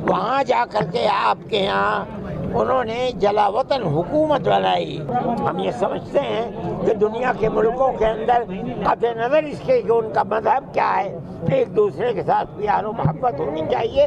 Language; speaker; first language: Hindi; native; Hindi